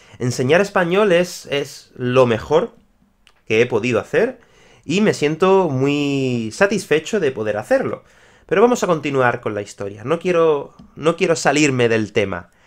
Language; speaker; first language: Spanish; native; Spanish